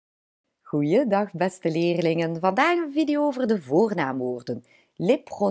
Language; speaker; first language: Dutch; non-native, local second language; French